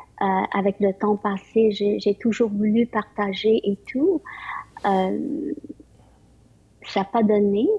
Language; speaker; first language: French; early bilingual, other home language; Vietnamese